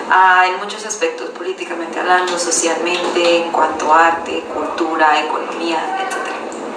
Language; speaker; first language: Spanish; native; Spanish